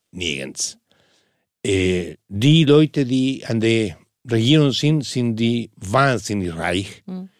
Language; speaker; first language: German; non-native, fluent; Spanish